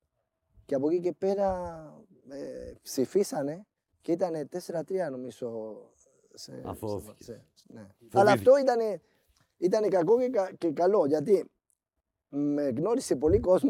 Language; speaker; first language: Greek; non-native, fluent; Spanish